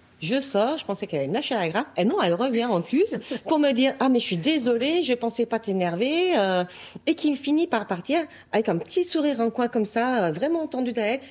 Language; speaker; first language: French; native; French